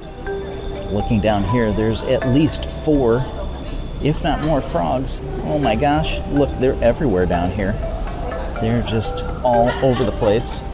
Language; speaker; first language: English; native; English